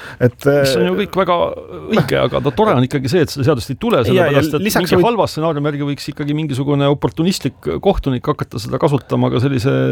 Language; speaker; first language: Estonian; native; Estonian